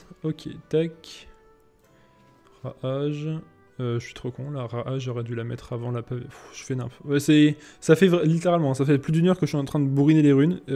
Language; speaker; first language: French; native; French